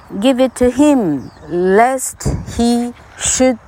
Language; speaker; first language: English; non-native, fluent; Chinese